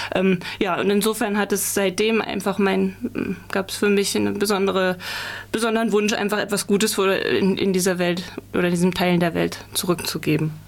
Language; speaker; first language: German; native; German